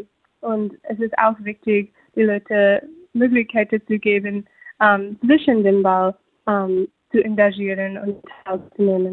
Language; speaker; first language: German; non-native, fluent; English